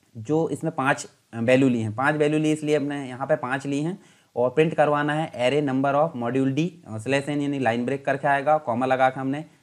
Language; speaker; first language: Hindi; native; Hindi